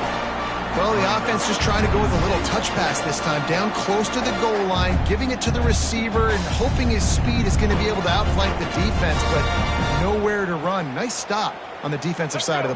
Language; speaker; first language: English; native; English